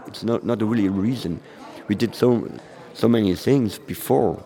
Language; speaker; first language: English; non-native, fluent; German